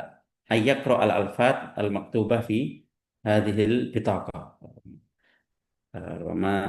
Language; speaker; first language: Arabic; non-native, fluent; Indonesian